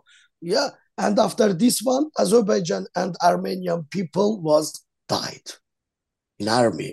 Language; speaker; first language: English; non-native, learner; Azerbaijani